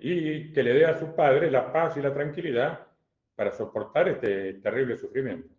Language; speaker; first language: Spanish; native; Spanish